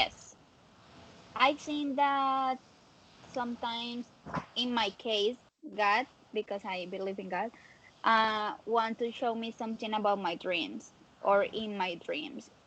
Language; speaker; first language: English; non-native, learner; Spanish